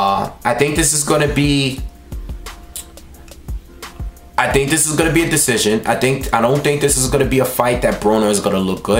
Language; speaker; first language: English; native; English